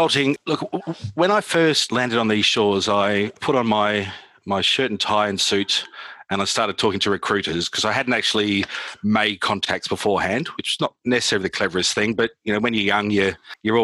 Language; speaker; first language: English; native; English